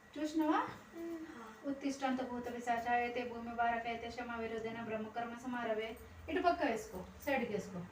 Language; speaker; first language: Telugu; native; Telugu